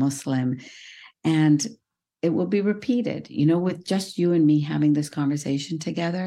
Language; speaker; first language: English; early bilingual, other home language; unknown